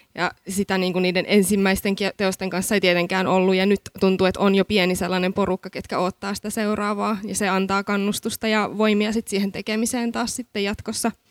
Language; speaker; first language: Finnish; native; Finnish